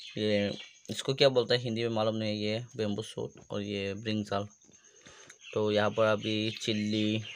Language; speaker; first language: Hindi; non-native, local second language; Kok Borok